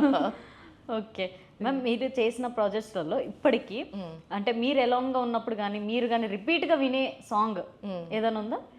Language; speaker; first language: Telugu; native; Telugu